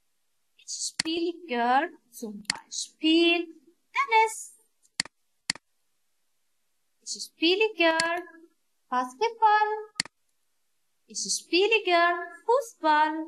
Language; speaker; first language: German; non-native, learner; Arabic